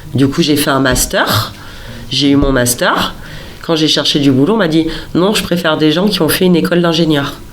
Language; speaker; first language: French; native; French